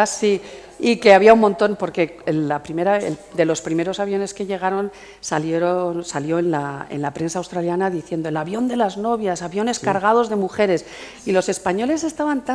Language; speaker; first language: Spanish; native; Spanish